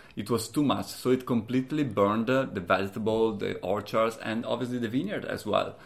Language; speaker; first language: English; non-native, fluent; Italian